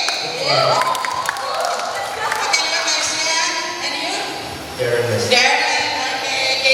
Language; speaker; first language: English; non-native, fluent; Indonesian